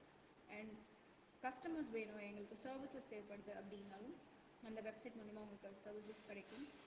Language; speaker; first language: Tamil; native; Tamil